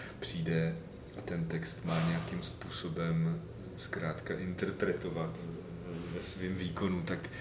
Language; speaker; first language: Czech; native; Czech